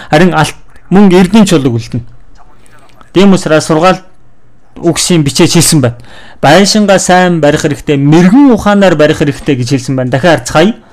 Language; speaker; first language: Mongolian; non-native, fluent; Korean